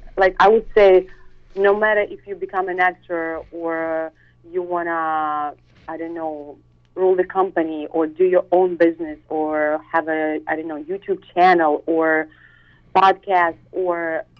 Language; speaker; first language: English; non-native, fluent; Russian